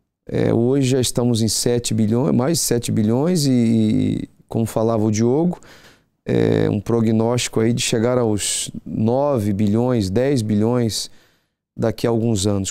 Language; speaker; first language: Portuguese; native; Portuguese